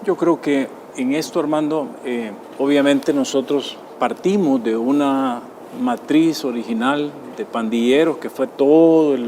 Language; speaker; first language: Spanish; native; Spanish